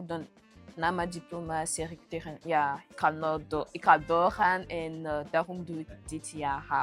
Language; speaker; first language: Dutch; non-native, fluent; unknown